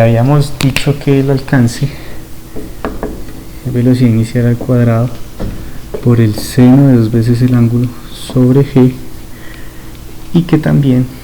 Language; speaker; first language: Spanish; native; Spanish